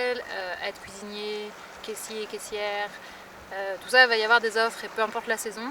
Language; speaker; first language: French; native; French